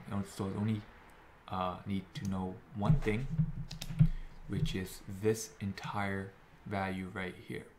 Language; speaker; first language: English; native; English